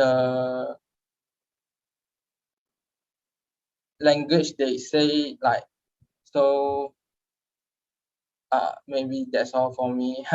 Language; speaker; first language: English; non-native, learner; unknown